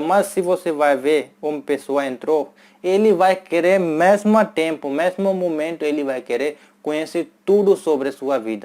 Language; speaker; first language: Portuguese; non-native, fluent; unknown